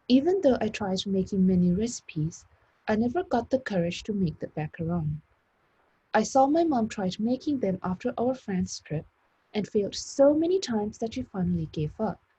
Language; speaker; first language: English; non-native, fluent; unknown